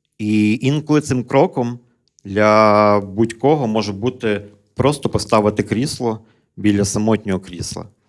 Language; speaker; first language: Ukrainian; native; Ukrainian